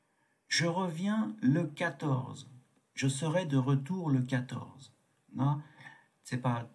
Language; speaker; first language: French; non-native, fluent; Tibetan